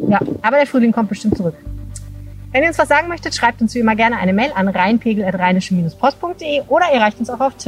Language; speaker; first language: German; native; German